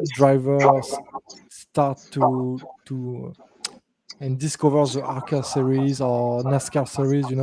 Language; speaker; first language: English; non-native, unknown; French